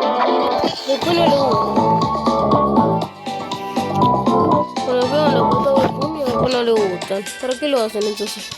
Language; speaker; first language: Spanish; native; Spanish